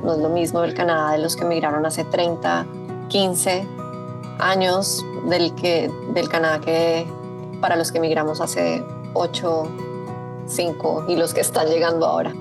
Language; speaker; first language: Spanish; native; Spanish